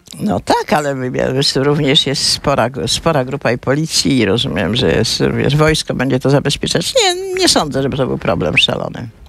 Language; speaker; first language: Polish; native; Polish